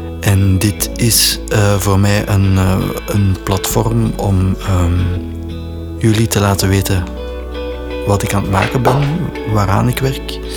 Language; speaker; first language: Dutch; native; Dutch